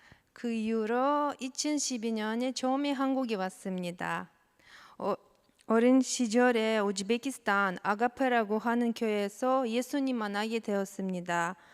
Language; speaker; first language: Korean; non-native, learner; Russian